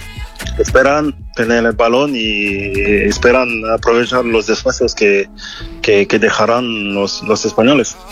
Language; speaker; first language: Spanish; non-native, fluent; French